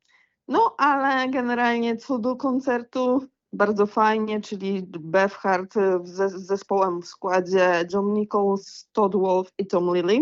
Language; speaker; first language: Polish; native; Polish